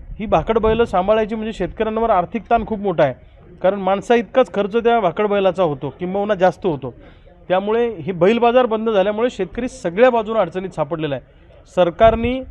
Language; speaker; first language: Marathi; native; Marathi